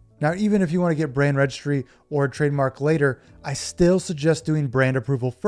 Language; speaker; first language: English; native; English